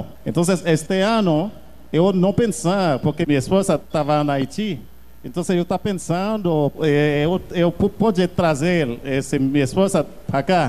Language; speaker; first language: Portuguese; non-native, learner; Haitian Creole